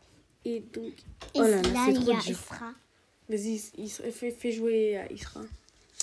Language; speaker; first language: French; native; French